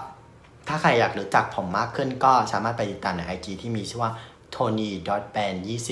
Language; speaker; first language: Thai; non-native, fluent; Vietnamese